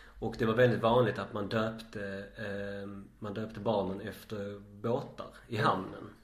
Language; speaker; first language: Swedish; native; Swedish